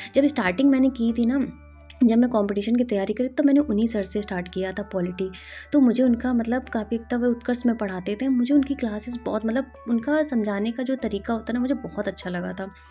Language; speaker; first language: Hindi; native; Hindi